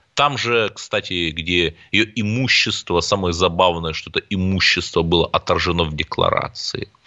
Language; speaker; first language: Russian; native; Russian